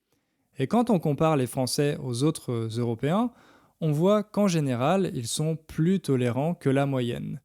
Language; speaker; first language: French; native; French